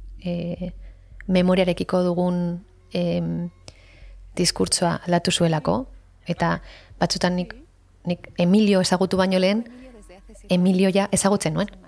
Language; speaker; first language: Basque; non-native, local second language; Spanish